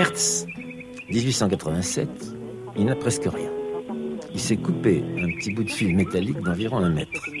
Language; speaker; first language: French; native; French